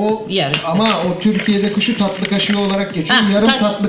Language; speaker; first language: Turkish; native; Turkish